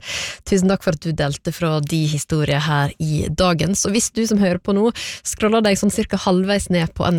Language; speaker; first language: Norwegian; native; Norwegian